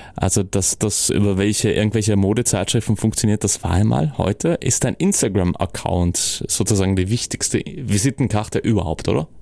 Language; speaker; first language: German; native; German